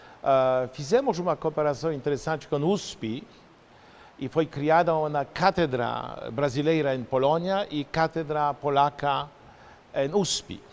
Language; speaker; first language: Portuguese; non-native, fluent; Polish